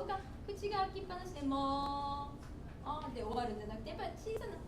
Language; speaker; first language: Japanese; native; Japanese